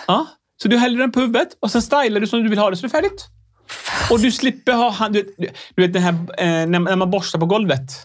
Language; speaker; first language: Swedish; early bilingual, other home language; Arabic